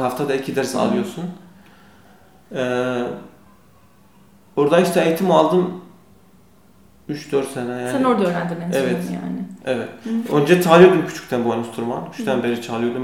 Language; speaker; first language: Turkish; non-native, learner; Kurdish